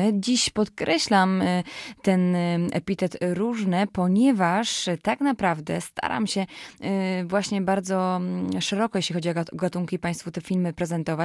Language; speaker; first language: Polish; native; Polish